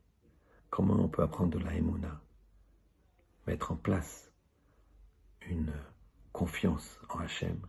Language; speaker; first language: French; native; French